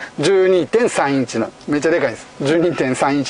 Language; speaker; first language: Japanese; native; Japanese